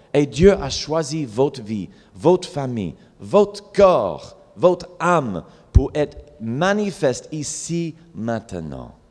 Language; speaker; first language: French; non-native, fluent; English